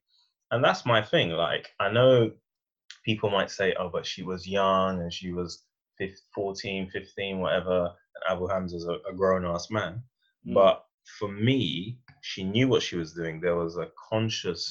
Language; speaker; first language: English; native; English